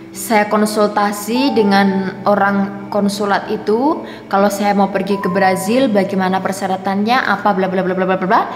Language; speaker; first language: Indonesian; native; Indonesian